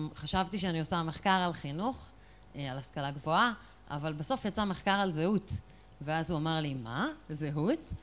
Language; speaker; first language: Hebrew; native; Hebrew